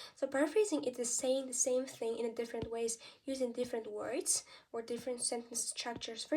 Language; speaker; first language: English; non-native, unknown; Kazakh